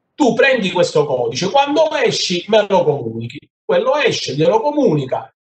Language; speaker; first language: Italian; native; Italian